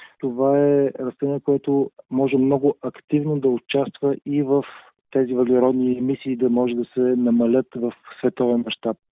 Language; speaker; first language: Bulgarian; native; Bulgarian